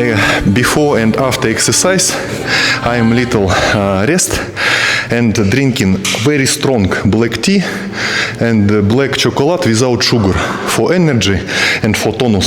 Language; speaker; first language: English; non-native, learner; Russian